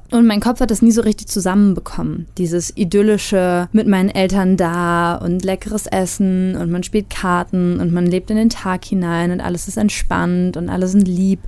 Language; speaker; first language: German; native; German